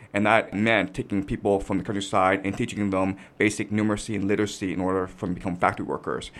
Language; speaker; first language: English; native; English